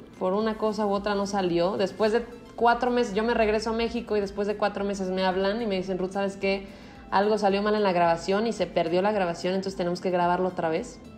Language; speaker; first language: Spanish; native; Spanish